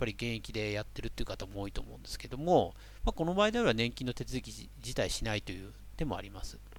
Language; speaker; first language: Japanese; native; Japanese